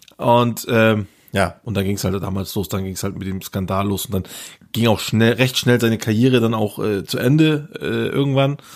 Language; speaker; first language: German; early bilingual, other home language; Turkish